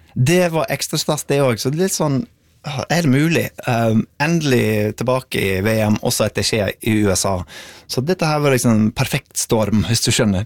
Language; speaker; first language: Norwegian; non-native, fluent; English